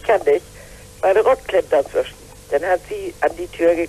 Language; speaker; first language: German; native; German